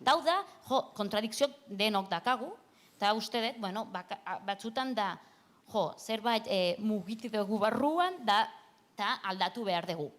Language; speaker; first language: Basque; non-native, local second language; Catalan